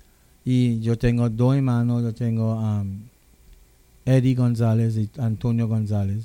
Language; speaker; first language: Spanish; non-native, local second language; English